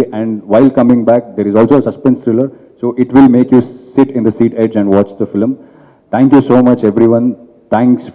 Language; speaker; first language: Telugu; non-native, fluent; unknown